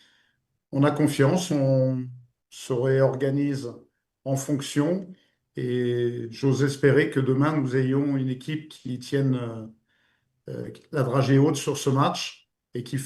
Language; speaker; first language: French; native; French